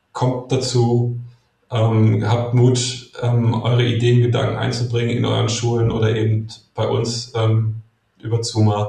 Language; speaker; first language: German; native; German